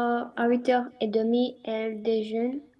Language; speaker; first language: French; non-native, learner; Romanian